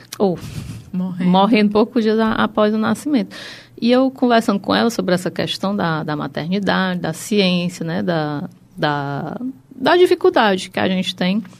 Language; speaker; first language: Portuguese; native; Portuguese